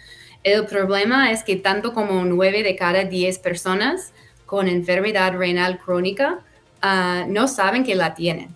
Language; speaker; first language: Spanish; non-native, fluent; English